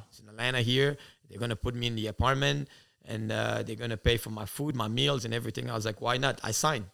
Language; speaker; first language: English; early bilingual, other home language; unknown